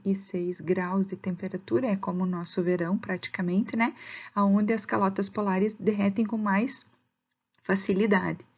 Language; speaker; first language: Portuguese; native; Portuguese